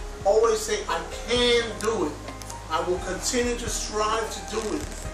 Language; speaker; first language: English; early bilingual, other home language; Spanish